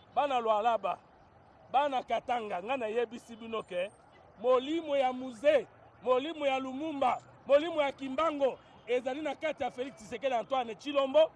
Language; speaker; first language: Lingala; non-native, local second language; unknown